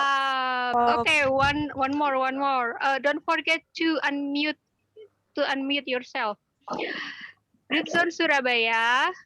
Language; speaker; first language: English; non-native, learner; Indonesian